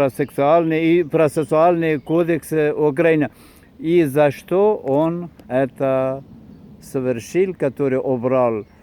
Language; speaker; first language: Russian; non-native, fluent; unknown